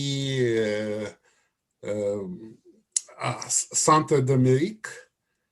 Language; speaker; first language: French; non-native, learner; Russian